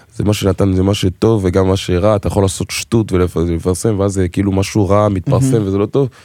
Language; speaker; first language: Hebrew; non-native, local second language; French